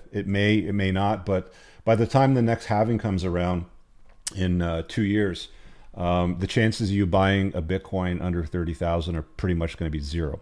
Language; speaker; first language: English; native; English